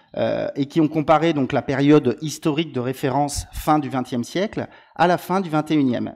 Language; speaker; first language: Italian; non-native, learner; French